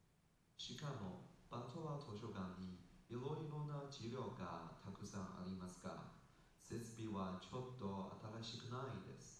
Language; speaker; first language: Japanese; non-native, learner; Chinese